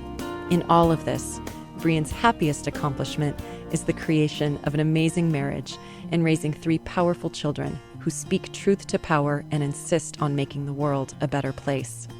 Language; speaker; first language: English; native; English